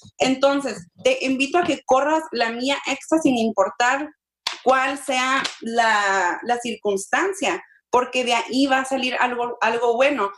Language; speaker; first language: Spanish; early bilingual, heritage; Spanish